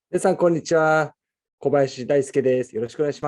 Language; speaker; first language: Japanese; native; Japanese